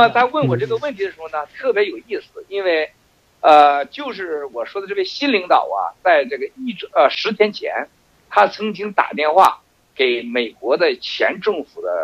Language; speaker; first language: Chinese; native; Chinese